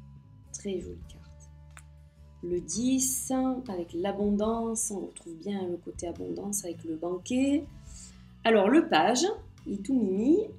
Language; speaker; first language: French; native; French